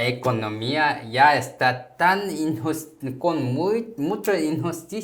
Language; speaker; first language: Spanish; non-native, fluent; Korean